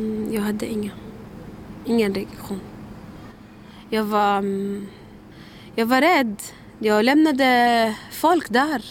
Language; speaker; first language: Swedish; non-native, learner; Arabic